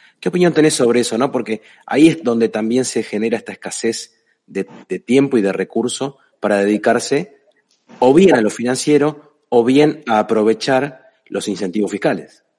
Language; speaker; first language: Spanish; native; Spanish